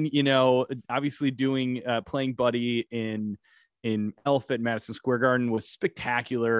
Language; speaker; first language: English; native; English